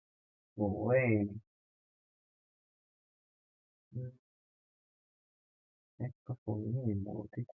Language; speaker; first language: Chinese; non-native, fluent; Indonesian